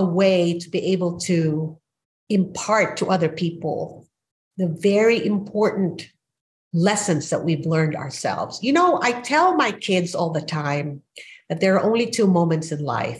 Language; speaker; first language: English; non-native, local second language; Filipino